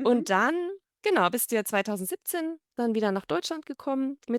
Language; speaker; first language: German; native; German